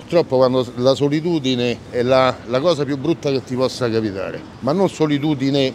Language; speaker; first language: Italian; native; Italian